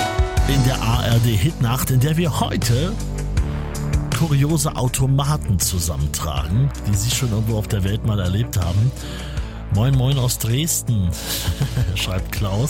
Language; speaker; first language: German; native; German